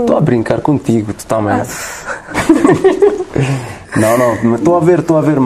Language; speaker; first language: Portuguese; non-native, learner; French